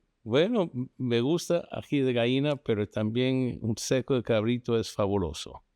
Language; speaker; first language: Spanish; non-native, fluent; English